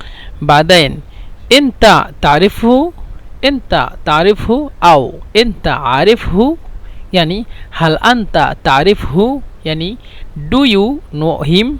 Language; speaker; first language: Arabic; non-native, fluent; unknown